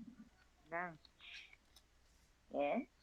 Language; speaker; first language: English; non-native, learner; Chinese